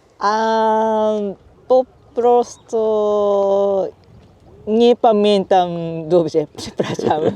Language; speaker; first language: Polish; non-native, learner; Japanese